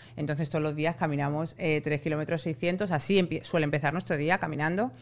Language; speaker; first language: Spanish; native; Spanish